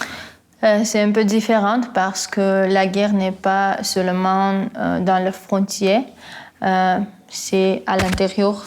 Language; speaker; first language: French; non-native, fluent; Armenian